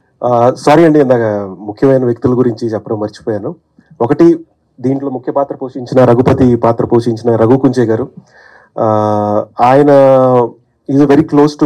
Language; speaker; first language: Telugu; native; Telugu